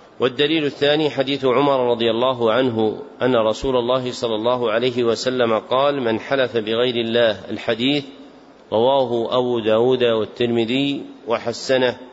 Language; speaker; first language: Arabic; native; Arabic